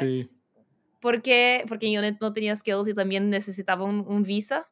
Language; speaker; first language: Spanish; non-native, fluent; Portuguese